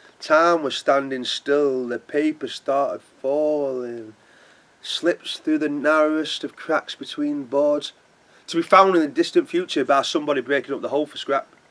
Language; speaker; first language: English; native; English